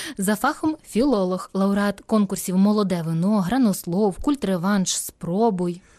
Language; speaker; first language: Ukrainian; native; Ukrainian